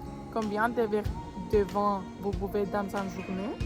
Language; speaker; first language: French; non-native, learner; Greek